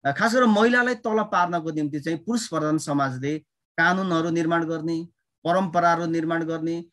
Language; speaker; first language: Nepali; non-native, local second language; Limbu